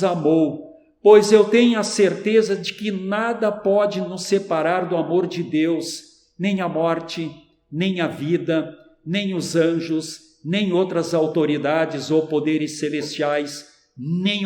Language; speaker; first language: Portuguese; native; Portuguese